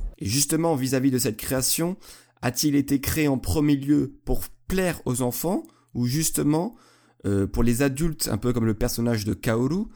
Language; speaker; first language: French; native; French